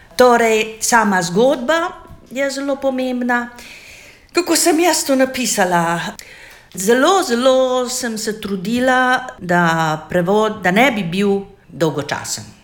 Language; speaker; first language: Slovenian; non-native, fluent; Hungarian